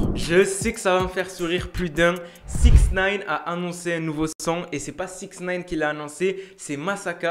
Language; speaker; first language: French; native; French